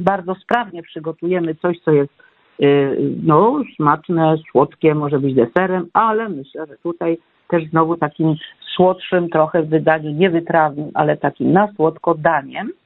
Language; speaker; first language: Polish; native; Polish